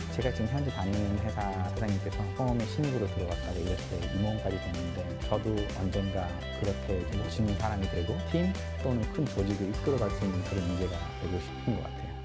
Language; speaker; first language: Korean; non-native, fluent; Bangla